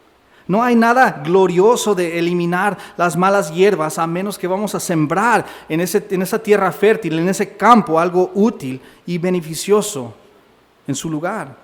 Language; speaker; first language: Spanish; native; Spanish